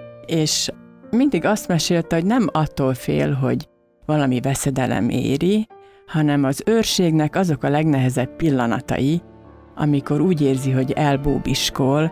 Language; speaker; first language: Hungarian; native; Hungarian